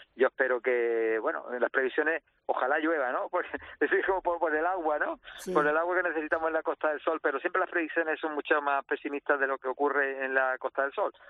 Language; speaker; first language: Spanish; native; Spanish